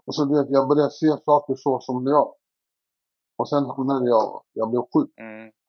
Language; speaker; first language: Swedish; native; Swedish